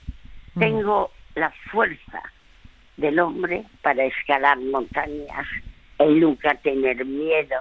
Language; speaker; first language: Spanish; early bilingual, other home language; French